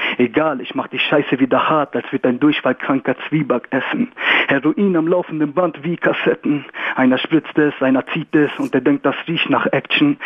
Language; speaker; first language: German; early bilingual, other home language; Greek